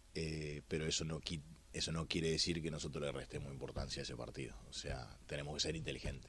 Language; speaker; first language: Spanish; native; Spanish